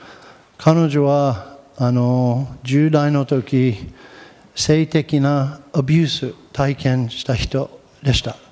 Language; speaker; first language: Japanese; non-native, fluent; English